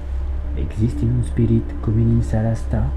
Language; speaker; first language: Romanian; non-native, learner; French